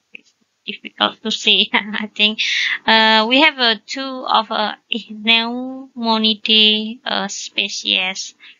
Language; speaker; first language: English; non-native, learner; Indonesian